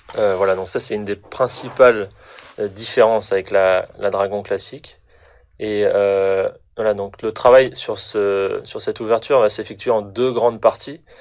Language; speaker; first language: French; native; French